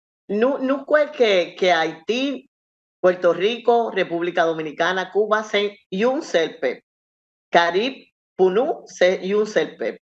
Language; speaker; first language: Haitian Creole; non-native, learner; Spanish